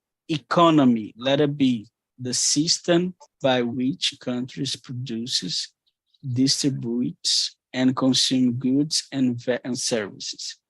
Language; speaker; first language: English; non-native, fluent; Portuguese